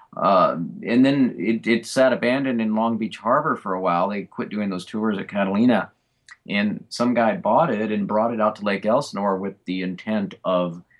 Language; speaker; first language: English; native; English